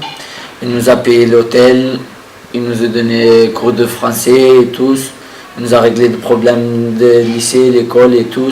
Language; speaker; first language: French; non-native, learner; Kurdish